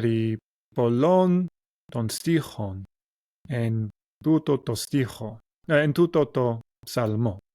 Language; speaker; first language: Greek; non-native, learner; English